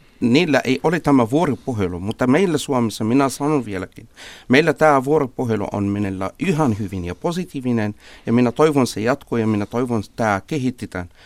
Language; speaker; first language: Finnish; non-native, fluent; Arabic